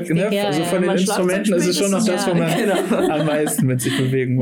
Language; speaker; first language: German; native; German